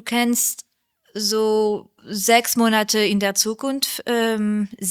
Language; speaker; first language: German; non-native, learner; French